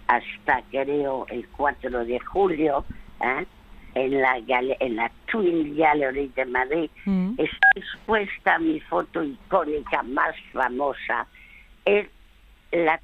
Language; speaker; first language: Spanish; early bilingual, other home language; French